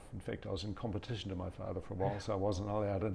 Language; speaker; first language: English; native; English